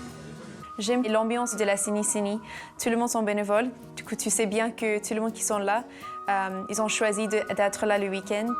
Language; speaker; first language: French; non-native, fluent; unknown